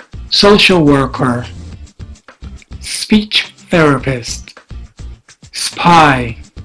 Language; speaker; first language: English; non-native, fluent; Portuguese